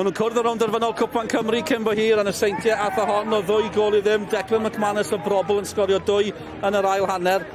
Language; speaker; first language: Welsh; native; Welsh